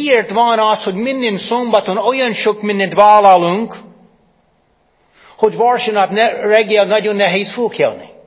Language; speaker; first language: Hungarian; non-native, fluent; English